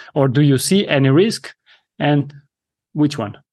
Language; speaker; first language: English; non-native, fluent; Italian